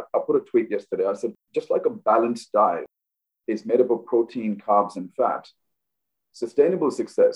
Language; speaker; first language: English; non-native, local second language; Hindi